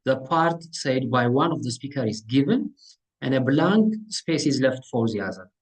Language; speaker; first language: English; non-native, local second language; Amharic